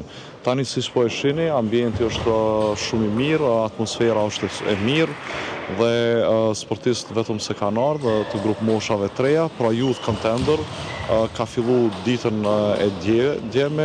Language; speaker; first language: Albanian; native; Albanian